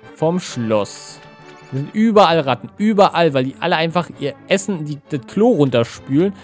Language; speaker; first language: German; native; German